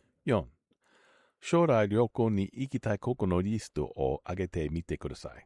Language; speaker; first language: Japanese; non-native, learner; English